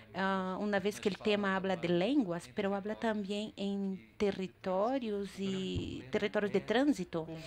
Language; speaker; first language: Spanish; non-native, fluent; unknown